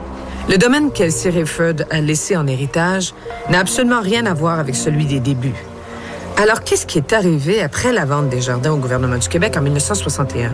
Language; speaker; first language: French; native; French